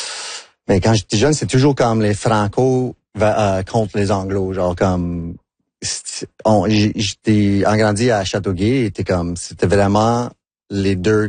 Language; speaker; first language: French; non-native, local second language; English